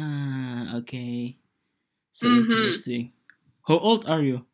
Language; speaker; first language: English; non-native, learner; Indonesian